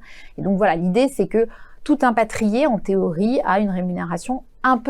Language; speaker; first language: French; native; French